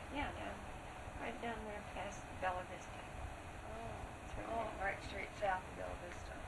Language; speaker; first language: English; native; English